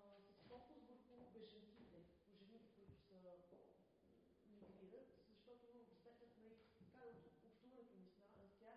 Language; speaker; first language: Bulgarian; native; Bulgarian